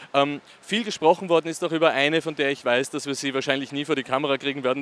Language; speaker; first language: German; native; German